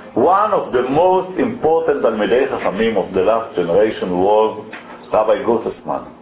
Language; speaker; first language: English; non-native, fluent; Hebrew